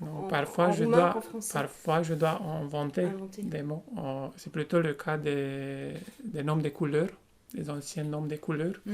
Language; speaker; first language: French; non-native, fluent; Romanian